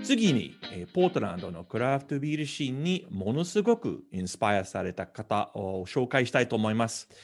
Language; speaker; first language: Japanese; non-native, fluent; English